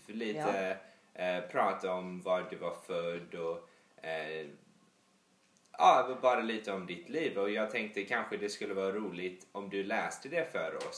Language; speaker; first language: Swedish; early bilingual, heritage; English